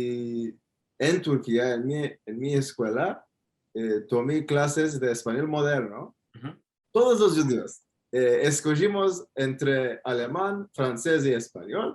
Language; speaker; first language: Spanish; non-native, fluent; Turkish